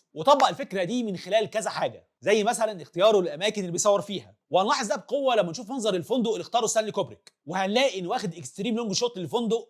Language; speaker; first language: Arabic; native; Arabic